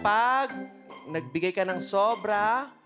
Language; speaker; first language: Filipino; native; Filipino